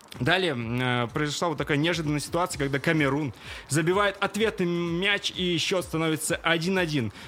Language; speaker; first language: Russian; native; Russian